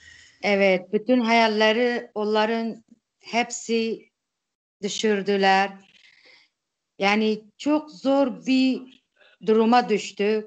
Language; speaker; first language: Turkish; non-native, local second language; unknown